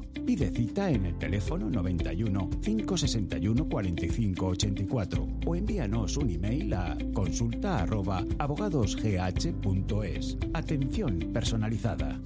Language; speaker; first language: Spanish; native; Spanish